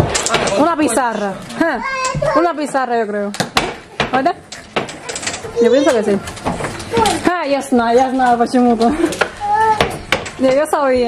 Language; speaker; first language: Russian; non-native, learner; Spanish